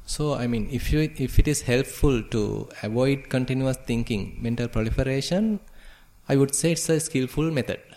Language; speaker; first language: English; non-native, local second language; Sinhala